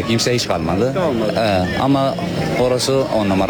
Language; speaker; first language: Turkish; non-native, learner; Arabic